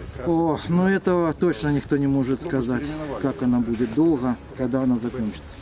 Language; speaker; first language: Russian; native; Russian